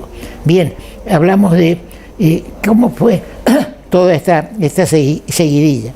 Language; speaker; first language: Spanish; native; Spanish